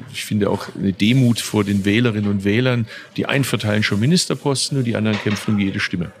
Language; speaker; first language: German; early bilingual, other home language; Turkish